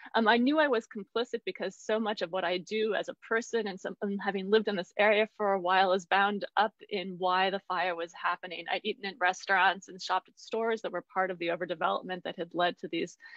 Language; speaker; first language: English; native; English